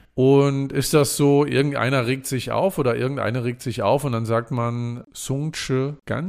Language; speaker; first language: German; native; German